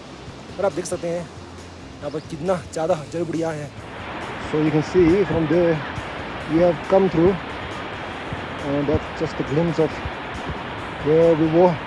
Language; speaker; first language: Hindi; non-native, local second language; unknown